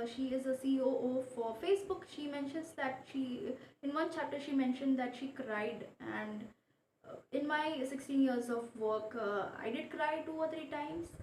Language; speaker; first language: English; non-native, local second language; Marathi